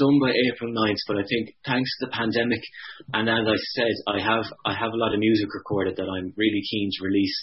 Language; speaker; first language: English; native; English